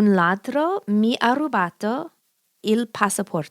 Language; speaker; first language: Italian; non-native, learner; English